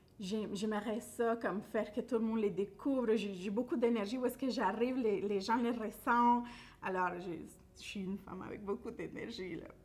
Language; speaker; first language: French; non-native, fluent; Spanish